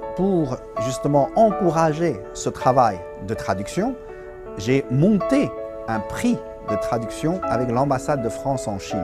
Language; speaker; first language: French; non-native, fluent; Chinese